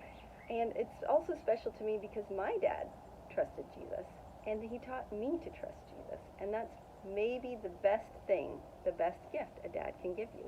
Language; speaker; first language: English; native; English